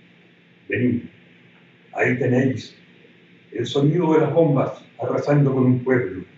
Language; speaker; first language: Spanish; native; Spanish